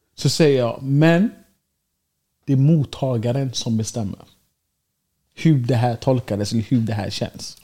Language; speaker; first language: Swedish; early bilingual, other home language; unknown